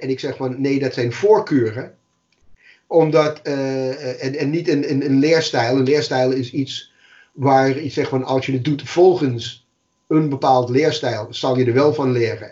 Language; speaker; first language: Dutch; non-native, fluent; English